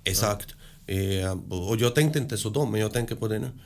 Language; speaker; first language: Swedish; early bilingual, other home language; Spanish